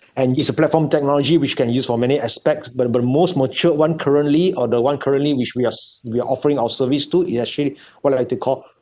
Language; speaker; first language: English; non-native, local second language; Chinese